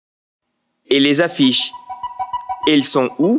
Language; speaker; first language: French; non-native, fluent; Spanish